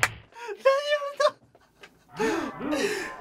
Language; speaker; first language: Japanese; native; Japanese